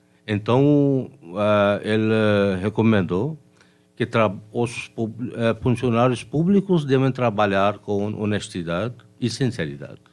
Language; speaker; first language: Portuguese; non-native, fluent; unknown